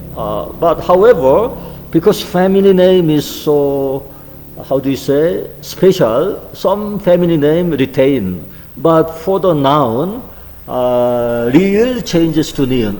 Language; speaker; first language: English; non-native, fluent; Korean